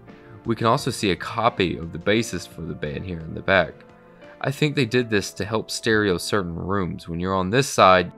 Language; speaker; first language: English; native; English